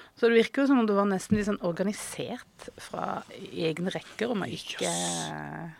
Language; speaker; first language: Norwegian; native; Norwegian